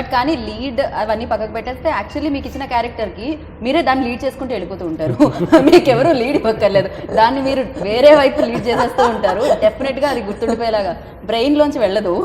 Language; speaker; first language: Telugu; native; Telugu